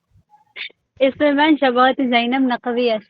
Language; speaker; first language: Persian; non-native, learner; Urdu